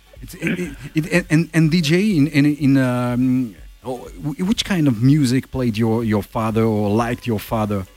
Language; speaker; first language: English; non-native, learner; French